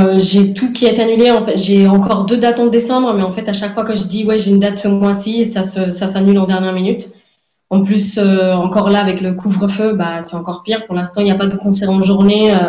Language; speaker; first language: French; non-native, fluent; English